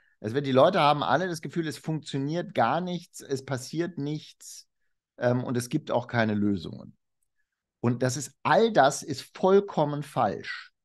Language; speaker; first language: German; native; German